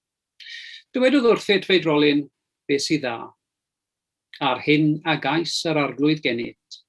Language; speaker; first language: Welsh; native; Welsh